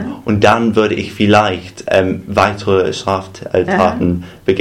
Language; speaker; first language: German; non-native, fluent; English